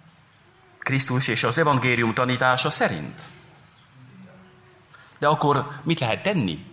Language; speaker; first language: Hungarian; non-native, fluent; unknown